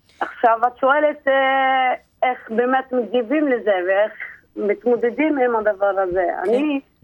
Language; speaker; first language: Hebrew; non-native, local second language; Arabic